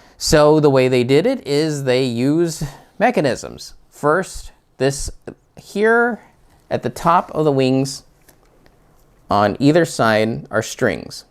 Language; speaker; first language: English; native; English